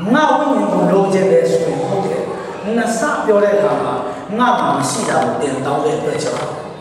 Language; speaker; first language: Burmese; non-native, local second language; Tedim Chin